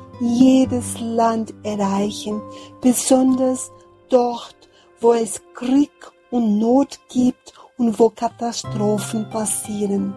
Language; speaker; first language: German; non-native, fluent; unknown